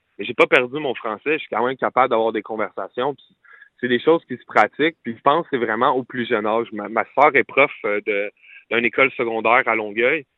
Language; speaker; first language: French; native; French